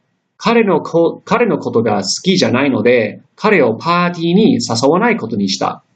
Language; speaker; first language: Japanese; non-native, fluent; English